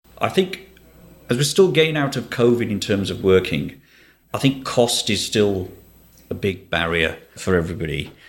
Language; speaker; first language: English; native; English